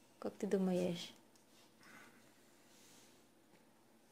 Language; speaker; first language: Russian; non-native, learner; Filipino